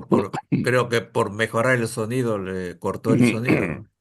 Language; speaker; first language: Spanish; native; Spanish